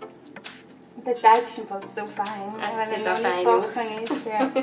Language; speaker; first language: German; native; German